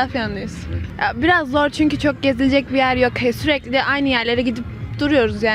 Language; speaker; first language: Turkish; native; Turkish